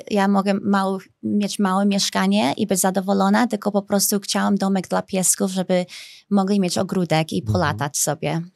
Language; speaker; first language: Polish; early bilingual, heritage; Polish